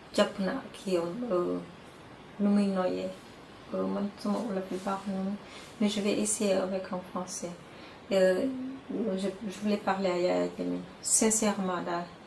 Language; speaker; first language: Wolof; non-native, local second language; Jola-Fonyi